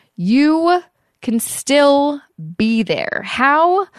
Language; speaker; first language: English; native; English